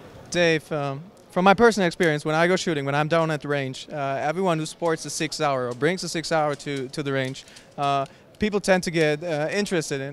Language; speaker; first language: English; non-native, fluent; German